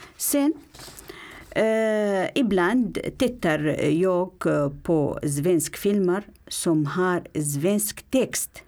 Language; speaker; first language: Swedish; non-native, learner; Arabic